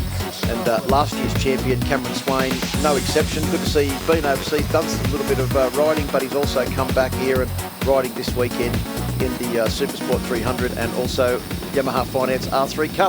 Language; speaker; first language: English; native; English